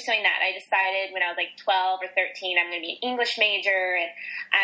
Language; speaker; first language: English; native; English